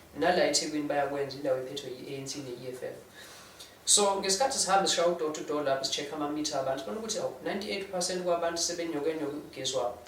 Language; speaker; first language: Zulu; non-native, local second language; English